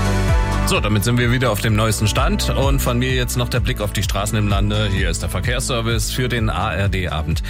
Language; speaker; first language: German; native; German